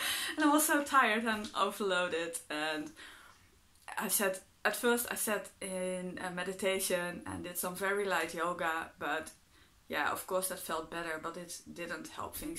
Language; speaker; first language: English; non-native, fluent; Dutch